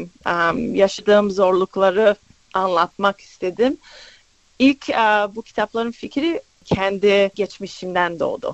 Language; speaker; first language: Turkish; early bilingual, other home language; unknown